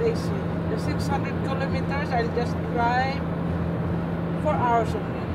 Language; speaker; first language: English; non-native, local second language; Filipino